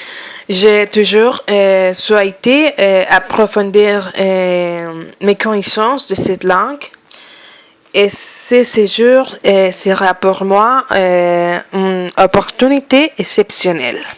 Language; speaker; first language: French; non-native, fluent; Spanish